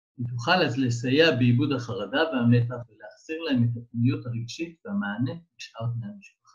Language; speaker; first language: Hebrew; native; Hebrew